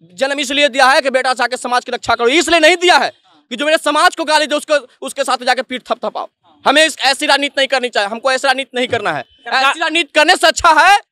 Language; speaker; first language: Hindi; native; Hindi